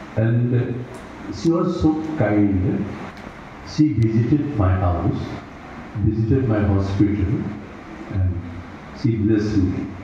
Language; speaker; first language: English; non-native, local second language; Assamese